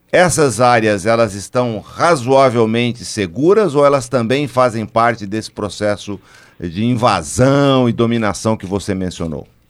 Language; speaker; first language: Portuguese; native; Portuguese